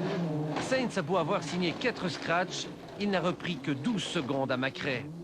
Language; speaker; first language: French; native; French